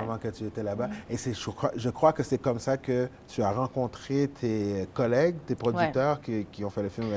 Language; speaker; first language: French; native; French